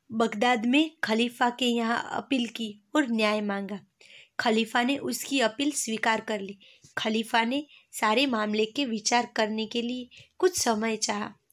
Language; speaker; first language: Hindi; non-native, local second language; Gujarati